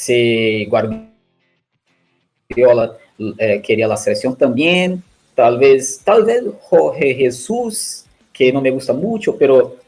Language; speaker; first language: Spanish; non-native, learner; Portuguese